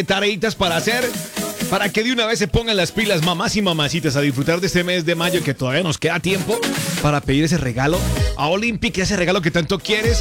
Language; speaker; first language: Spanish; native; Spanish